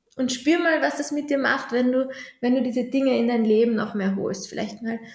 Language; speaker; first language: German; native; German